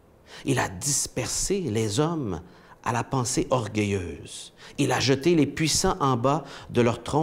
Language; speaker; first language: French; native; French